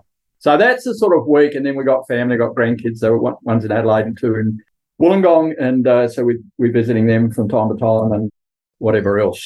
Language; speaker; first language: English; native; English